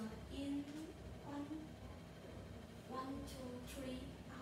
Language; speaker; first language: English; non-native, learner; Vietnamese